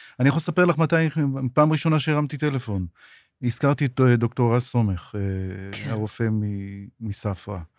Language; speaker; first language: Hebrew; native; Hebrew